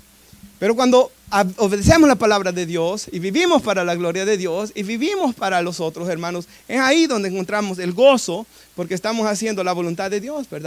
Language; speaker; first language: Spanish; native; Spanish